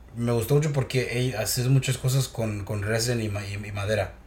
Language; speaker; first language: Spanish; early bilingual, heritage; Spanish